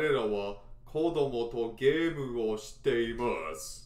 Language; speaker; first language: Japanese; non-native, learner; English